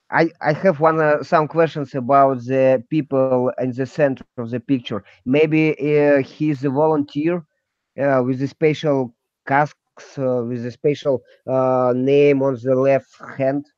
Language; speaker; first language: English; non-native, learner; Russian